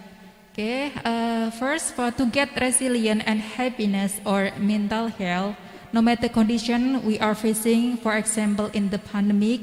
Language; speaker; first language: English; non-native, learner; Indonesian